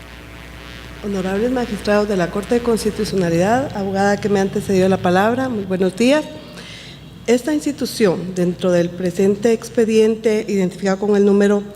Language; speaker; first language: Spanish; native; Spanish